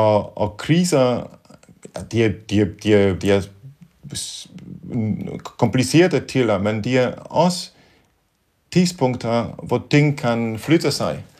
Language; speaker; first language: Danish; non-native, fluent; Polish